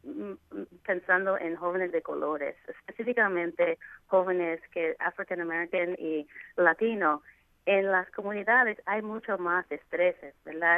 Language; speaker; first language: Spanish; non-native, fluent; English